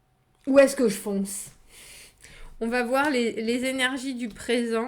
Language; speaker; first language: French; native; French